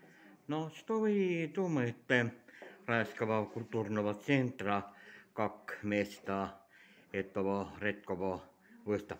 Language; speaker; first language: Russian; non-native, learner; Estonian